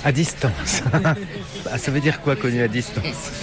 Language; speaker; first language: French; native; French